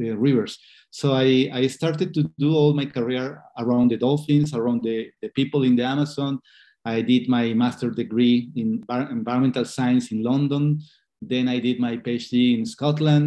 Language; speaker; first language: English; non-native, fluent; Spanish